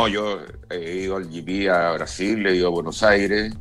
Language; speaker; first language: Spanish; native; Spanish